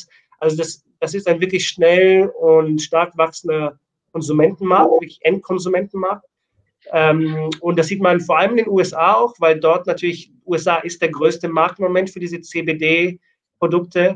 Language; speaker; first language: German; native; German